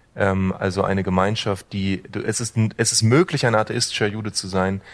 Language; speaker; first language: German; native; German